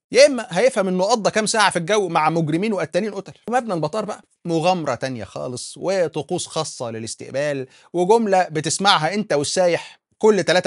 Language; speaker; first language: Arabic; native; Arabic